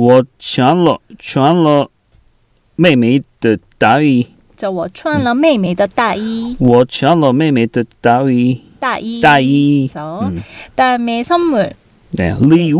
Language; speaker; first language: Chinese; non-native, learner; Korean